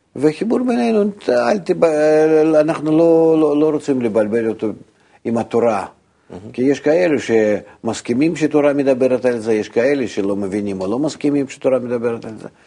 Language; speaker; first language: Hebrew; non-native, fluent; Russian